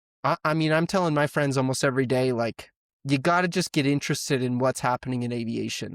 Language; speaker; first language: English; native; English